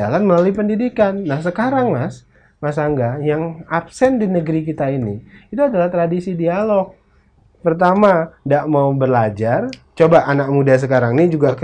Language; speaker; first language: Indonesian; native; Indonesian